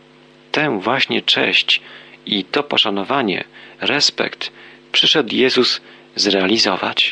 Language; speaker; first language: Polish; native; Polish